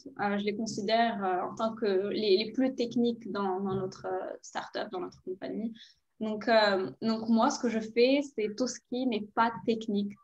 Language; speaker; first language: French; non-native, local second language; Arabic